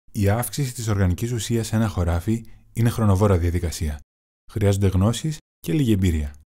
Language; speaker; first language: Greek; non-native, learner; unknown